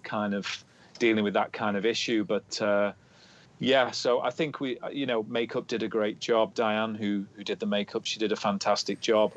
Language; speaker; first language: English; native; English